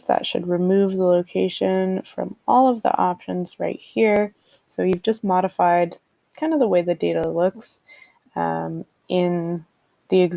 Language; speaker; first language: English; native; English